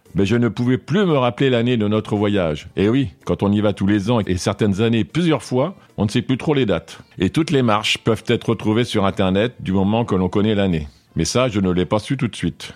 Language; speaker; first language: French; non-native, fluent; Portuguese